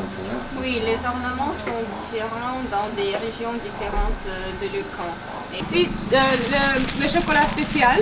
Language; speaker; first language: French; non-native, fluent; Ukrainian